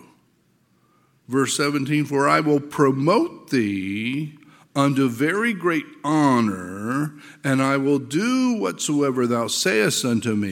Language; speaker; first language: English; native; English